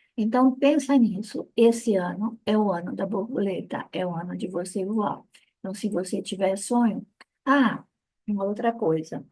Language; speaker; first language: Portuguese; non-native, fluent; Italian